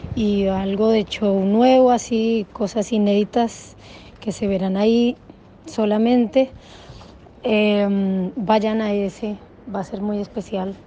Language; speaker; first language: Spanish; native; Spanish